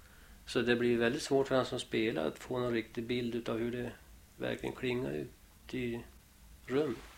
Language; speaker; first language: Swedish; native; Swedish